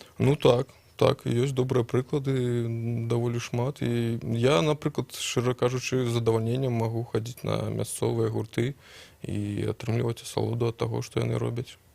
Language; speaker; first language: Belarusian; non-native, local second language; Russian